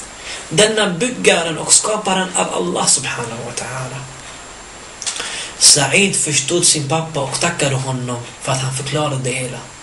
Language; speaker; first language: Swedish; early bilingual, other home language; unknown